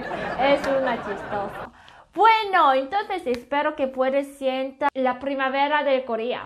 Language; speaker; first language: Spanish; non-native, learner; Korean